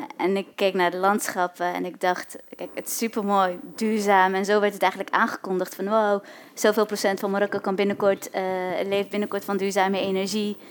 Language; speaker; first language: Dutch; early bilingual, other home language; Arabic